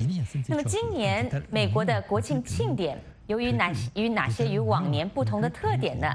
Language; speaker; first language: Chinese; native; Chinese